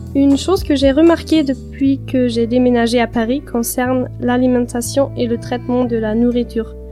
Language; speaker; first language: French; non-native, fluent; German